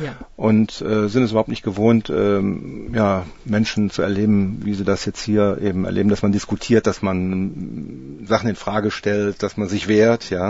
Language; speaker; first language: German; native; German